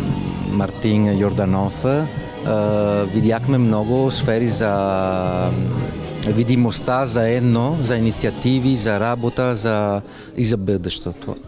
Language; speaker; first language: Bulgarian; non-native, fluent; Italian